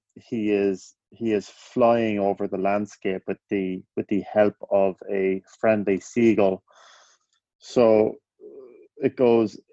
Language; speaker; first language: English; native; English